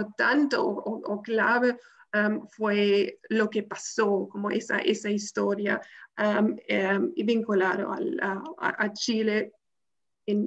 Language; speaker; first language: Spanish; non-native, fluent; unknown